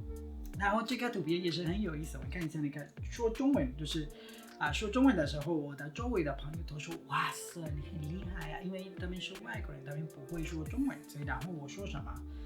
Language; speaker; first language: Chinese; non-native, fluent; Spanish